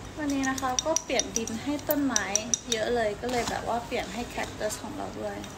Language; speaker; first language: Thai; early bilingual, heritage; Thai